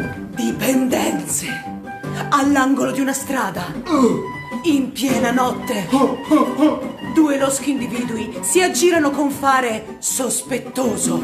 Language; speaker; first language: Italian; native; Italian